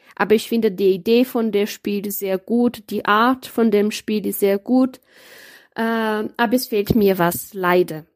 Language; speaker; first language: German; non-native, learner; Portuguese